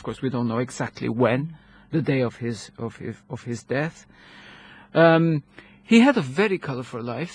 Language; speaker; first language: English; non-native, local second language; Maltese